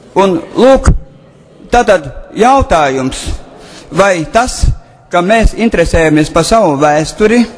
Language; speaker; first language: Latvian; native; Latvian